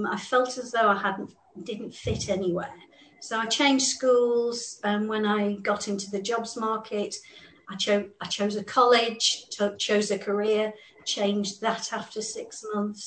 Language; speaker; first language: English; native; English